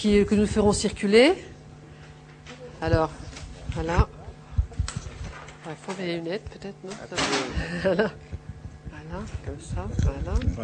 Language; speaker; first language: French; native; French